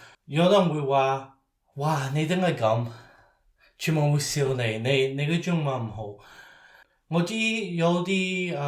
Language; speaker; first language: Cantonese; early bilingual, heritage; Cantonese